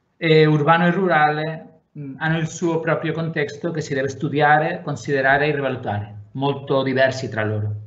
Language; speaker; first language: Italian; non-native, fluent; Catalan